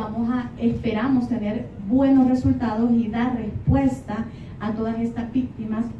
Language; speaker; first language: Spanish; native; Spanish